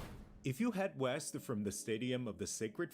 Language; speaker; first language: English; native; English